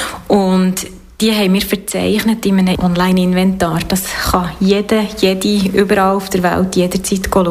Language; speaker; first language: German; native; German